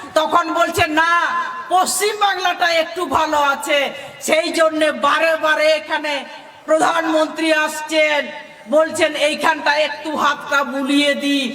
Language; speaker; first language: Bangla; non-native, local second language; Santali